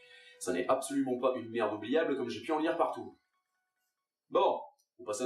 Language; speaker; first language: French; native; French